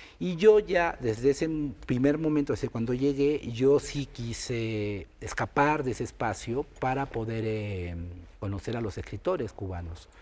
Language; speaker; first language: Spanish; native; Spanish